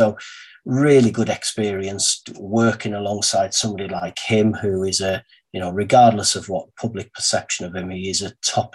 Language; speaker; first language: English; native; English